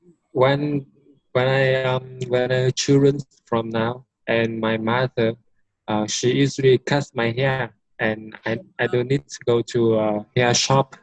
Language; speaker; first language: English; non-native, learner; Vietnamese